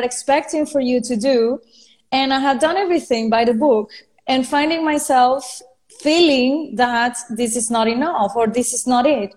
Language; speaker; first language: English; non-native, fluent; Spanish